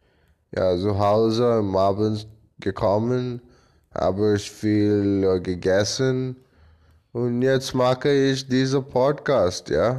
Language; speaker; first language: German; non-native, learner; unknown